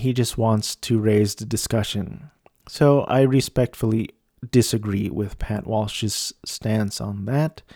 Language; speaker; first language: English; early bilingual, other home language; Filipino